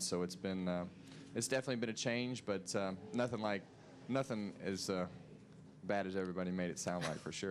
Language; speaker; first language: English; native; English